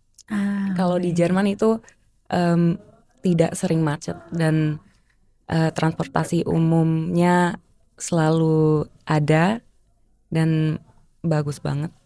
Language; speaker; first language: Indonesian; early bilingual, heritage; German